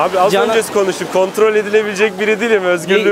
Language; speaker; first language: Turkish; native; Turkish